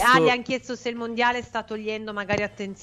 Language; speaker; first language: Italian; native; Italian